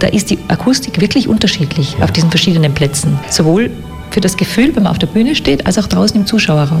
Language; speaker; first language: German; native; German